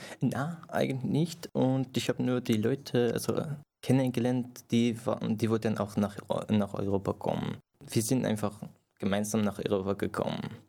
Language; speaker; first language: German; non-native, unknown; Persian